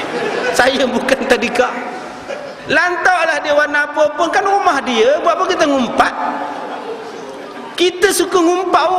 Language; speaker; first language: Malay; native; Malay